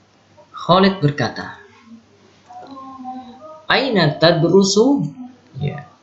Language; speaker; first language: Arabic; non-native, local second language; Indonesian